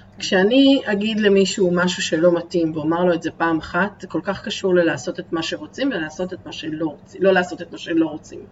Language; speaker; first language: Hebrew; early bilingual, other home language; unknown